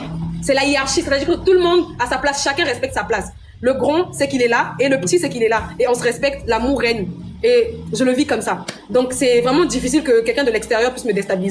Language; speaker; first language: French; non-native, local second language; Lingala